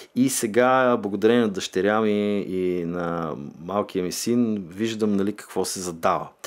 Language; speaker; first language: Bulgarian; native; Bulgarian